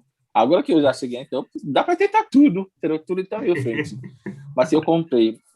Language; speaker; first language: Portuguese; non-native, learner; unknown